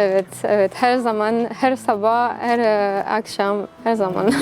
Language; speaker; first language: Turkish; early bilingual, heritage; French